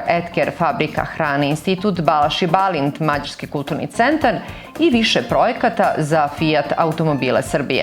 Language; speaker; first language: Serbian; native; Serbian